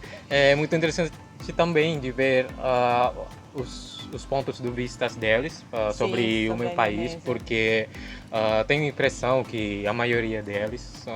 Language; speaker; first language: Portuguese; non-native, fluent; Indonesian